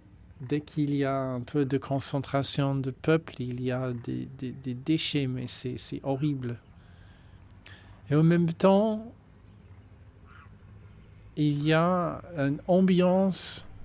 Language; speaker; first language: French; non-native, fluent; English